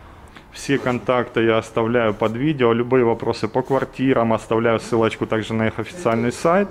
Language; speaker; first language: Russian; native; Russian